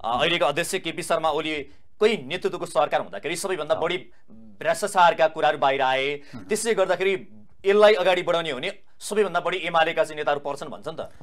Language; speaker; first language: Nepali; native; Nepali